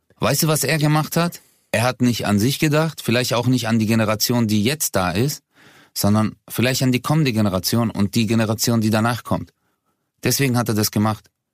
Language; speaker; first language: German; early bilingual, other home language; Turkish